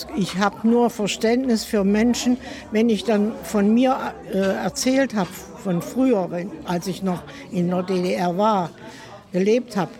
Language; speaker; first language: German; native; German